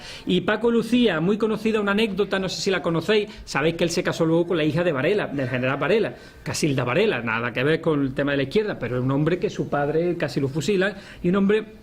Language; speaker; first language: Spanish; native; Spanish